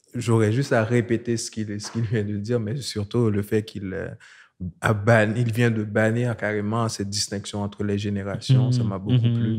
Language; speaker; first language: French; non-native, local second language; Haitian Creole